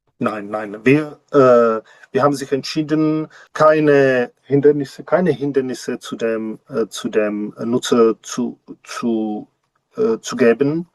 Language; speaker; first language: German; non-native, learner; Czech